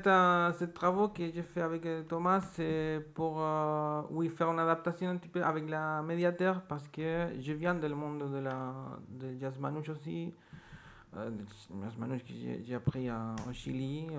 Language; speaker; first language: French; non-native, learner; Spanish